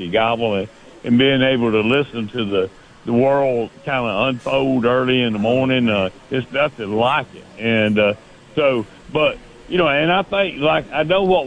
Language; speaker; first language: English; native; English